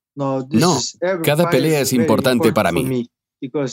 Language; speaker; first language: Spanish; non-native, fluent; Chinese